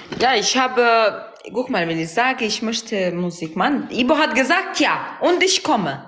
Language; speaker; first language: German; non-native, learner; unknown